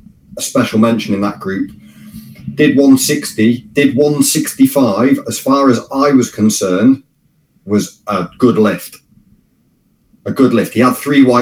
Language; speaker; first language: English; native; English